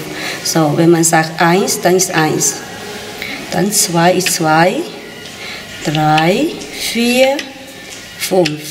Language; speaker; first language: German; non-native, learner; Chinese